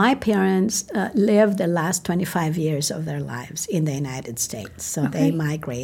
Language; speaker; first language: English; non-native, local second language; Filipino